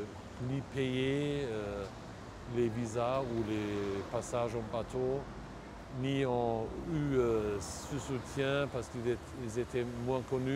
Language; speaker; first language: French; non-native, fluent; German